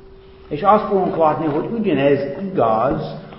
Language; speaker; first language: Hungarian; non-native, fluent; English